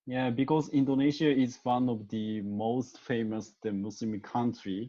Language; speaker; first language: English; non-native, learner; Japanese